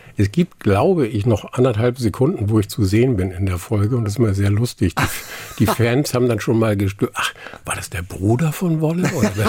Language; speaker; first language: German; non-native, local second language; Low German